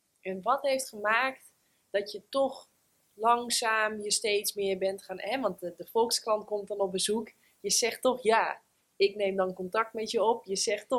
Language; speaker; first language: Dutch; native; Dutch